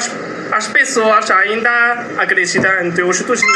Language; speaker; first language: Portuguese; non-native, learner; Chinese